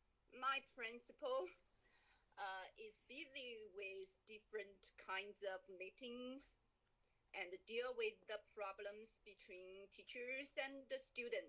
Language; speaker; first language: English; non-native, learner; Chinese